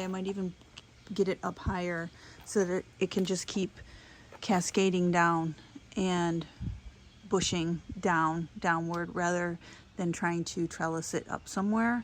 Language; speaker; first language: English; native; English